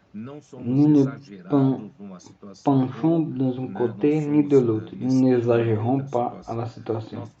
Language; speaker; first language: French; non-native, learner; Portuguese